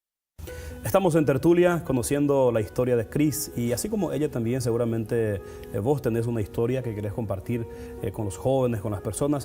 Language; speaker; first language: Spanish; native; Spanish